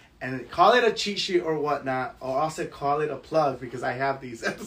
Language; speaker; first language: English; early bilingual, other home language; Spanish